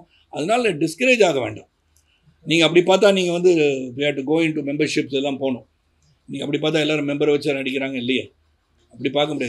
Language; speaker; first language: Tamil; native; Tamil